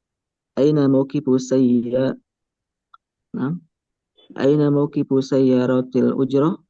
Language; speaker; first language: Arabic; non-native, learner; Indonesian